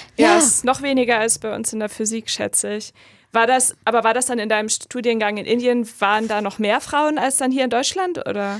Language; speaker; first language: German; native; German